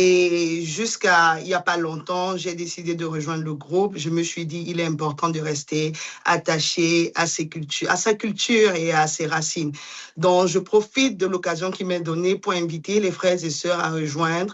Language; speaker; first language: French; non-native, local second language; Duala